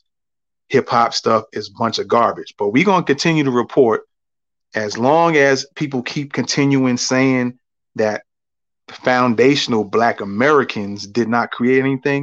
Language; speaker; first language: English; native; English